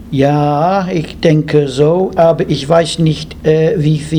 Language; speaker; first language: German; non-native, learner; English